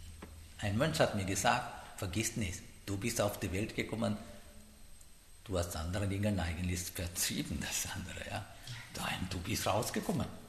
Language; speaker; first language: German; non-native, learner; Sinhala